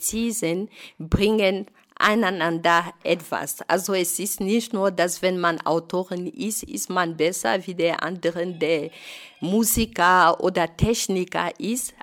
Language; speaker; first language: German; non-native, fluent; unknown